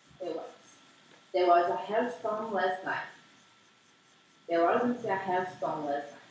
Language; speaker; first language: English; non-native, learner; Portuguese